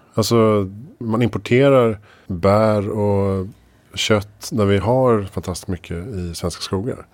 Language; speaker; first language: Swedish; native; Swedish